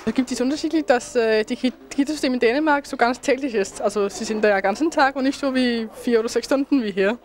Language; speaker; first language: German; non-native, fluent; Danish